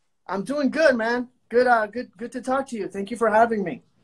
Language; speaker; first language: English; non-native, fluent; Spanish